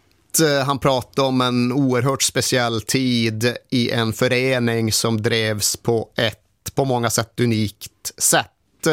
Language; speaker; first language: Swedish; native; Swedish